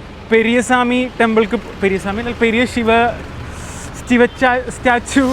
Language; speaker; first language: Tamil; non-native, learner; Malayalam